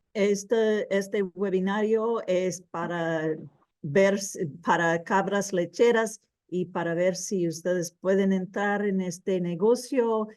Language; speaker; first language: Spanish; early bilingual, heritage; Spanish